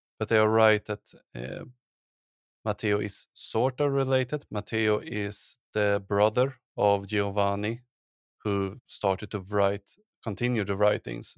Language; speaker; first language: English; non-native, fluent; Swedish